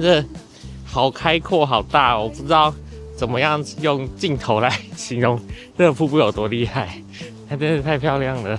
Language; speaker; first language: Chinese; native; Chinese